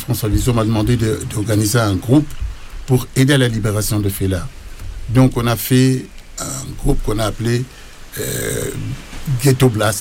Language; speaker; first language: French; non-native, local second language; Lingala